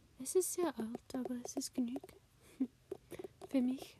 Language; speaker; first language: German; non-native, learner; English